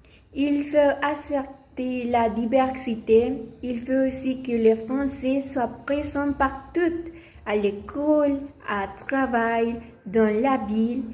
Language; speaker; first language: French; non-native, learner; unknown